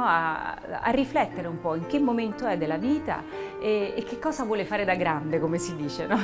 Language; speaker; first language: Italian; native; Italian